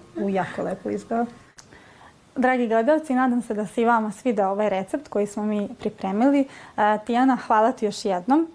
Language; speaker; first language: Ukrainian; early bilingual, heritage; Ukrainian